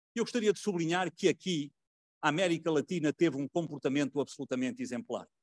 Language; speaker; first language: Portuguese; native; Portuguese